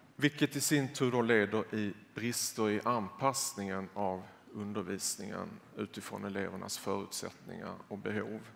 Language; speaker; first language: Swedish; native; Swedish